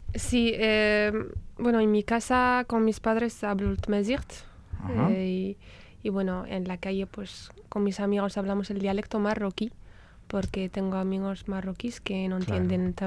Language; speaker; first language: Spanish; non-native, fluent; Riffian